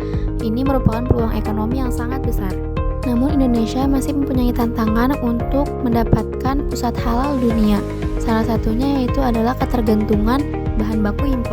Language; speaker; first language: Indonesian; native; Indonesian